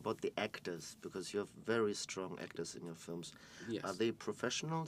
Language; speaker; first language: English; non-native, fluent; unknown